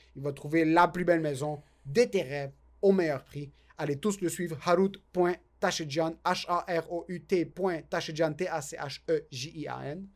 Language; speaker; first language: French; native; French